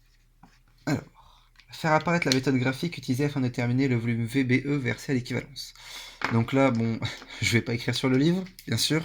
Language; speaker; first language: French; native; French